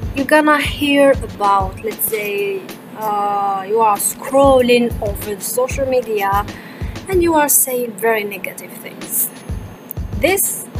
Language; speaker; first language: English; non-native, fluent; Arabic